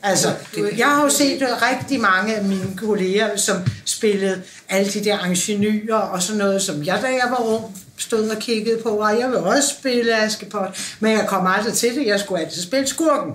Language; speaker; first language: Danish; native; Danish